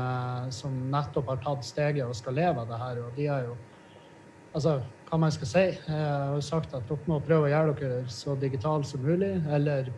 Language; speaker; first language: Norwegian; native; Norwegian